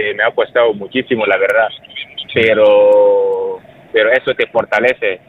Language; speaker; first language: Spanish; non-native, fluent; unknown